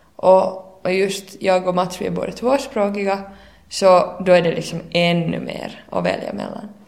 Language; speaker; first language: Swedish; native; Swedish